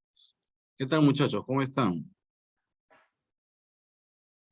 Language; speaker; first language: Spanish; native; Spanish